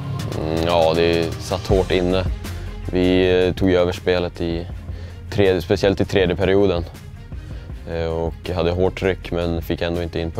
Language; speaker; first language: Swedish; native; Swedish